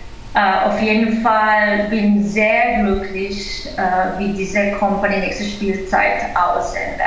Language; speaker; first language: German; non-native, fluent; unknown